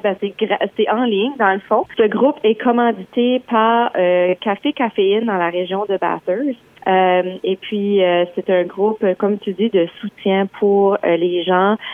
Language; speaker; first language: French; native; French